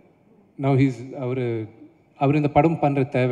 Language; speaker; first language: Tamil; non-native, local second language; Telugu